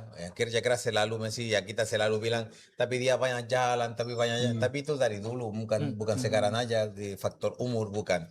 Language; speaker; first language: Indonesian; non-native, fluent; Spanish